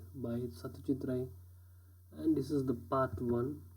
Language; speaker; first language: English; non-native, local second language; Kannada